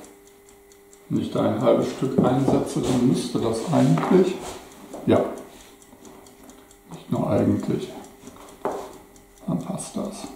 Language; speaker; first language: German; native; German